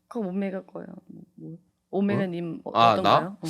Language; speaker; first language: Korean; early bilingual, heritage; English